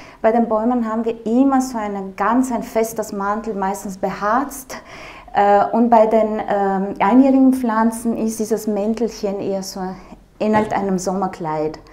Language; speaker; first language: German; non-native, fluent; Romanian